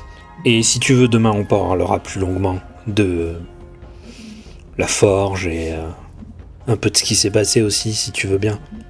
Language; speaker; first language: French; native; French